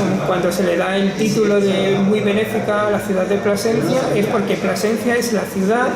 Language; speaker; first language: Spanish; native; Spanish